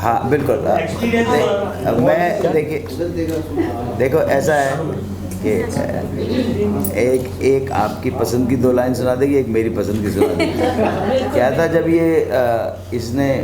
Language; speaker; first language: Hindi; native; Hindi